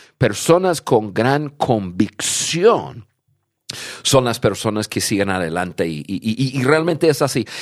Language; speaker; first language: Spanish; early bilingual, heritage; English